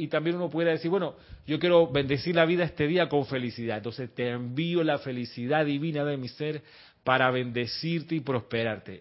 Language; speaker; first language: Spanish; native; Spanish